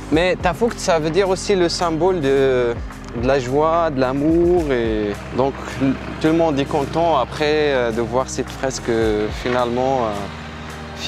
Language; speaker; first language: French; non-native, local second language; Arabic